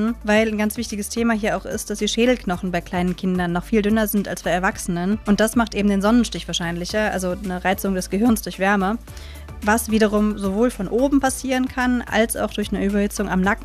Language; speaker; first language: German; native; German